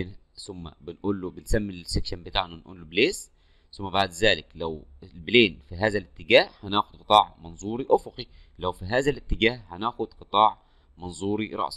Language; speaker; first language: Arabic; native; Arabic